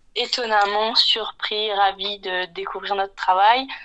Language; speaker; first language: French; native; French